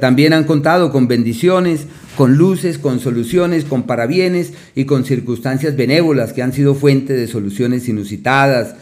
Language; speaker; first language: Spanish; native; Spanish